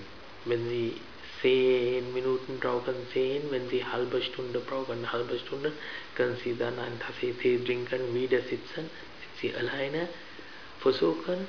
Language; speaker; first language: German; non-native, fluent; Sinhala